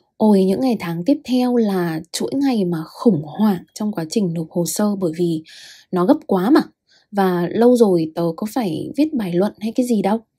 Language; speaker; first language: Vietnamese; native; Vietnamese